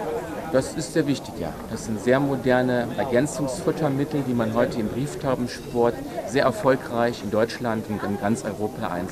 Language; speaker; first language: German; native; German